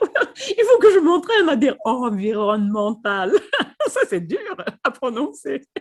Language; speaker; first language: French; non-native, fluent; Swedish